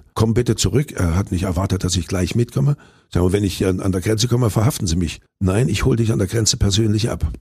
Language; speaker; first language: German; native; German